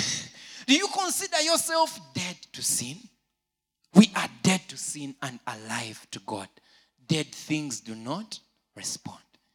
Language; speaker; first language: English; non-native, local second language; Ganda